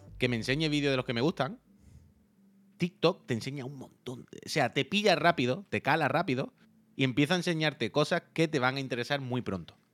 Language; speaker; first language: Spanish; native; Spanish